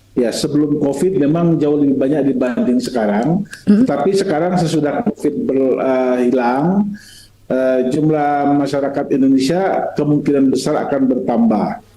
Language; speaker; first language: Indonesian; native; Indonesian